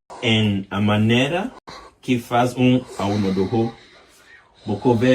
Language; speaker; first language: Portuguese; non-native, learner; English